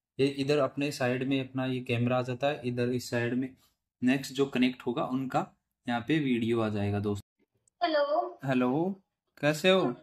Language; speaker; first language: Hindi; native; Hindi